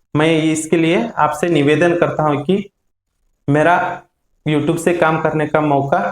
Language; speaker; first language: Hindi; non-native, local second language; Kannada